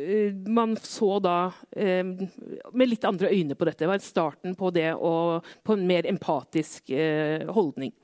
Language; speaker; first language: Norwegian; native; Norwegian